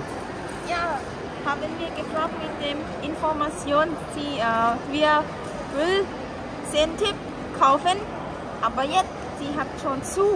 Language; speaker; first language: German; non-native, learner; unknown